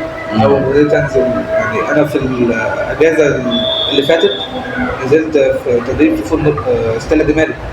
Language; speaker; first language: Arabic; native; Arabic